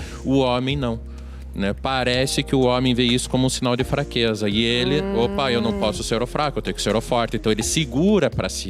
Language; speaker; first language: Portuguese; native; Portuguese